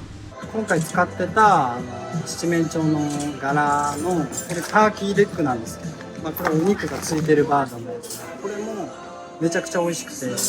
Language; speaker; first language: Japanese; native; Japanese